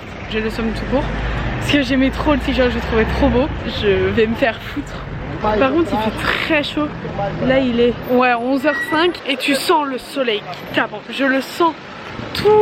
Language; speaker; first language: French; native; French